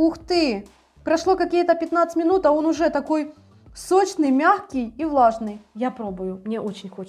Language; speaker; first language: Russian; native; Russian